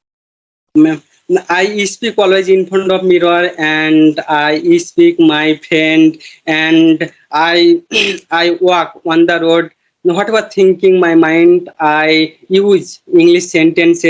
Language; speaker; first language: English; non-native, learner; Bangla